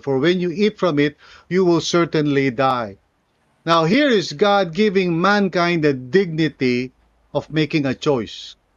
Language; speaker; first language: English; non-native, local second language; Filipino